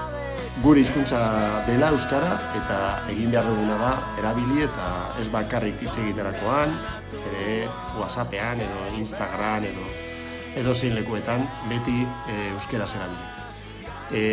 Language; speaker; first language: Basque; non-native, local second language; Spanish